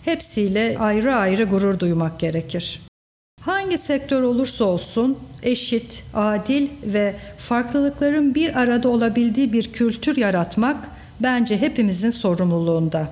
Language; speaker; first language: Turkish; native; Turkish